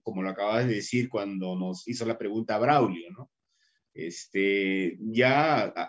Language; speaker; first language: Spanish; native; Spanish